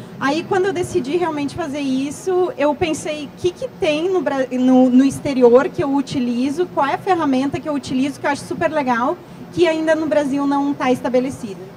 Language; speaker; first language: Portuguese; native; Portuguese